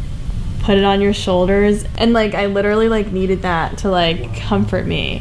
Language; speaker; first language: English; native; English